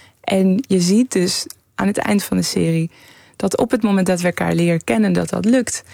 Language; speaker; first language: Dutch; early bilingual, other home language; Persian